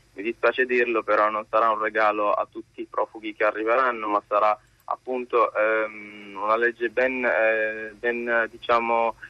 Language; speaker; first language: Italian; early bilingual, other home language; Arabic